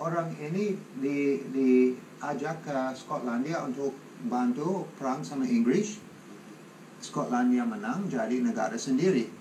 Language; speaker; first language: Indonesian; non-native, fluent; English